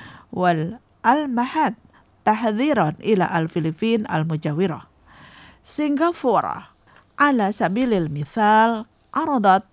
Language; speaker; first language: Arabic; non-native, fluent; Indonesian